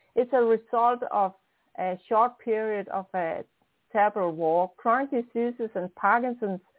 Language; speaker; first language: English; non-native, fluent; Danish